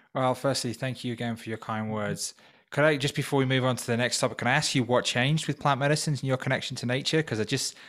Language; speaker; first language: English; native; English